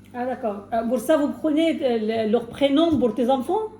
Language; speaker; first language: French; non-native, fluent; Arabic